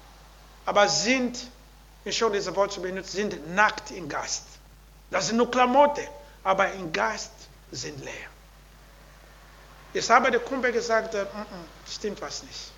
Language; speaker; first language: German; non-native, learner; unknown